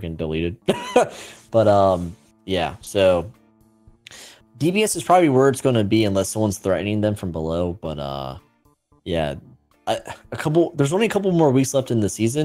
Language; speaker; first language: English; native; English